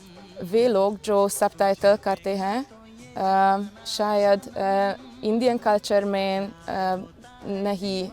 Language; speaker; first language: Hindi; non-native, learner; Hungarian